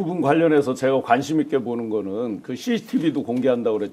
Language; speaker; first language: Korean; native; Korean